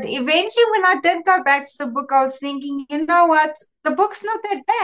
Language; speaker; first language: English; non-native, local second language; Afrikaans